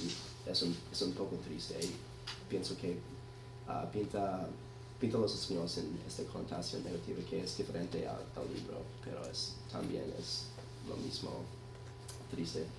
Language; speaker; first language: Spanish; non-native, fluent; English